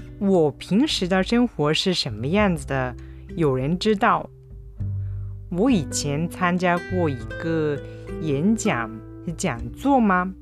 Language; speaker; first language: Chinese; non-native, fluent; Japanese